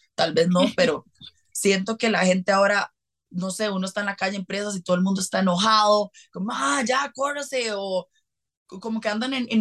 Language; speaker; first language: Spanish; native; Spanish